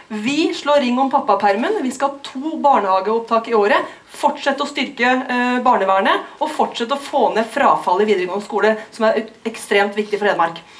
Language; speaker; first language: Norwegian; native; Norwegian